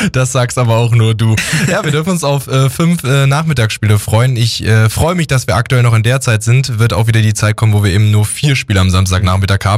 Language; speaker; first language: German; native; German